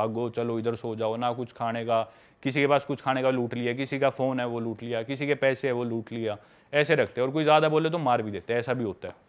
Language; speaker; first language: Hindi; native; Hindi